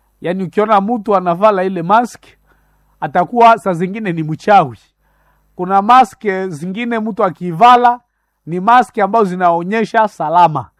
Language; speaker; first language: Swahili; non-native, local second language; Nande